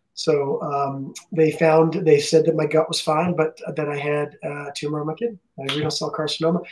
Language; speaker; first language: English; native; English